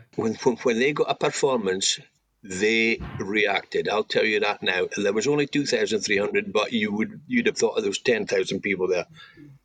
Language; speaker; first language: English; native; English